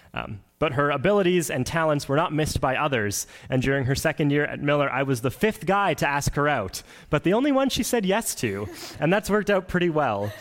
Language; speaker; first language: English; native; English